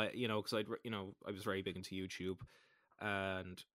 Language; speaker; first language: English; native; English